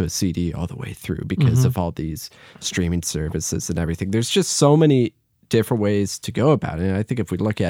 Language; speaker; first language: English; native; English